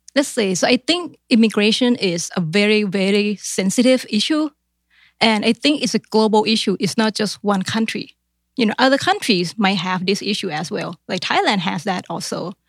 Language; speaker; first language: English; non-native, fluent; Thai